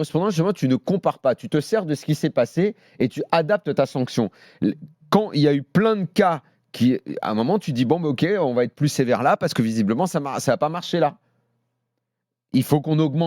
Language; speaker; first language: French; native; French